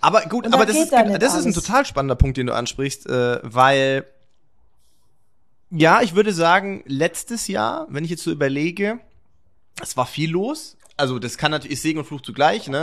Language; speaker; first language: German; native; German